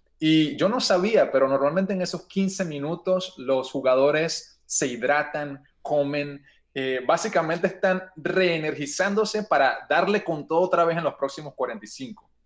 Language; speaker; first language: Spanish; native; Spanish